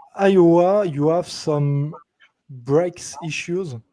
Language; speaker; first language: English; non-native, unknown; French